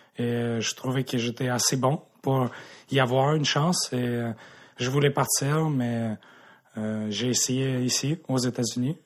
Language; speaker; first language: French; early bilingual, other home language; Russian